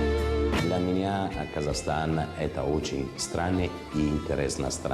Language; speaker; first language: Russian; non-native, learner; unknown